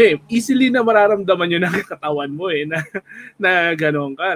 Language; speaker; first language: Filipino; native; Filipino